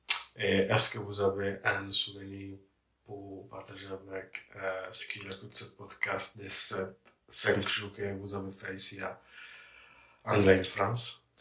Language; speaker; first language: French; non-native, fluent; English